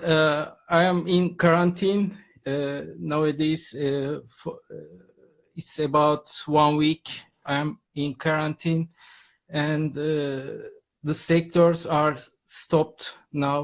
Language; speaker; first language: English; non-native, learner; Turkish